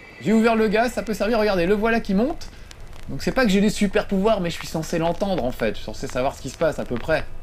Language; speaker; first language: French; native; French